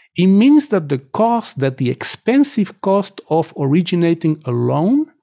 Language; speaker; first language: English; non-native, fluent; Spanish